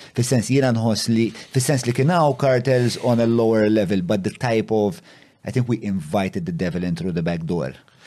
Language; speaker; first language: English; non-native, local second language; Maltese